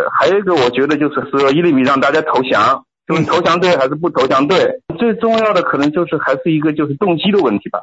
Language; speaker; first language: Chinese; early bilingual, heritage; Chinese